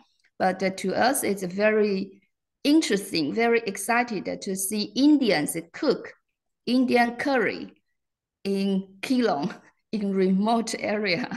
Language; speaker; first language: English; non-native, fluent; Chinese